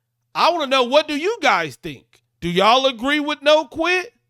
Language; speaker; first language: English; native; English